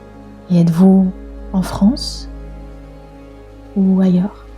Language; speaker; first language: French; native; French